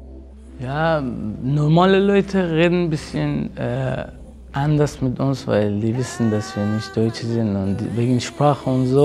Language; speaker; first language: German; non-native, learner; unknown